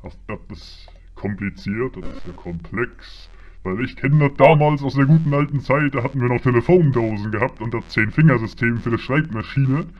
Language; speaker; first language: German; native; German